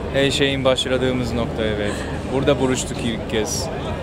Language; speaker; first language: Turkish; non-native, fluent; Japanese